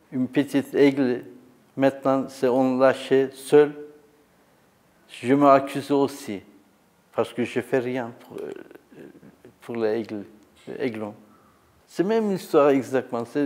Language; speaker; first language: French; non-native, learner; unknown